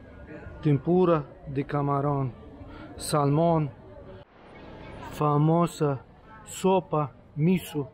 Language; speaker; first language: Spanish; non-native, learner; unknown